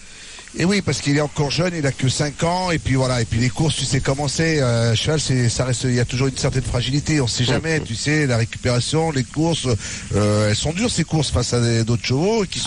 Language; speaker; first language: French; native; French